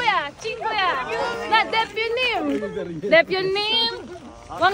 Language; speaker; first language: Korean; non-native, learner; Filipino